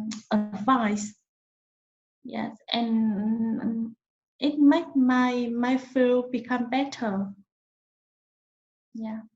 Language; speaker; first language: English; non-native, learner; Vietnamese